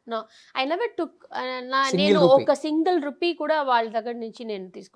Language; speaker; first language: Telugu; non-native, fluent; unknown